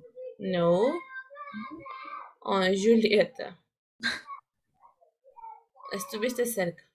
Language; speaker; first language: French; non-native, fluent; Spanish